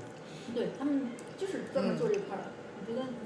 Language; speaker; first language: Chinese; native; Chinese